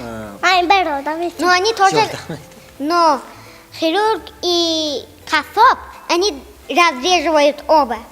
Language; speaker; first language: Russian; non-native, local second language; Tajik